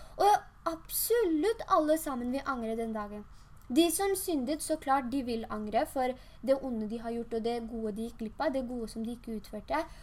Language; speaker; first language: Norwegian; early bilingual, other home language; Urdu